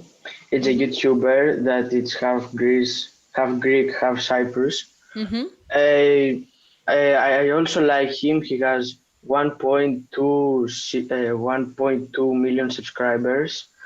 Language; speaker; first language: English; non-native, fluent; Greek